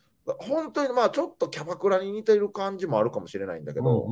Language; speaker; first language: Japanese; native; Japanese